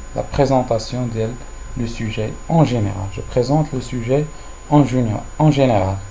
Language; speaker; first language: French; non-native, local second language; Arabic